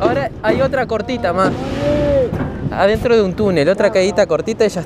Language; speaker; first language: Spanish; native; Spanish